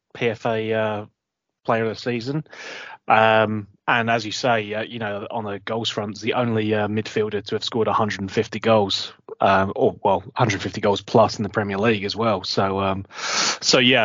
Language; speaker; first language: English; native; English